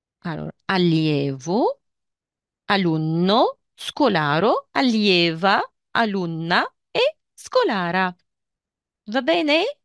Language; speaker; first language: Italian; non-native, fluent; Arabic